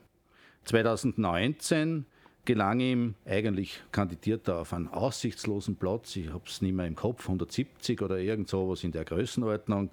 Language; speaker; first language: German; native; German